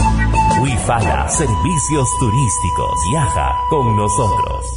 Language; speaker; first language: Spanish; native; Spanish